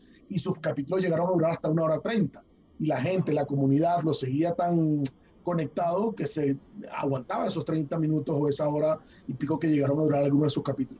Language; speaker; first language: Spanish; native; Spanish